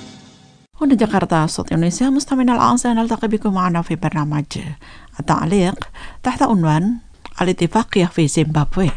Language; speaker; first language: Arabic; non-native, fluent; Indonesian